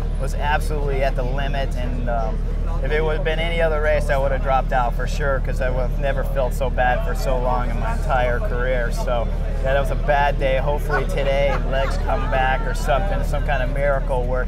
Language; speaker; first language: English; native; English